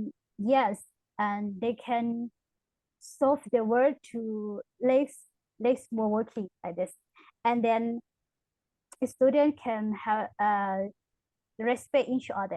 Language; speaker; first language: English; non-native, learner; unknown